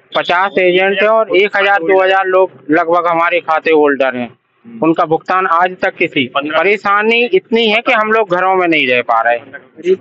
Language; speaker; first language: Hindi; native; Hindi